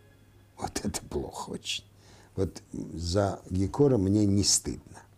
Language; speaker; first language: Russian; non-native, local second language; Armenian